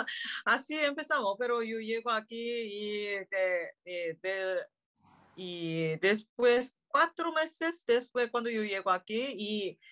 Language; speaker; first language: Spanish; non-native, learner; Korean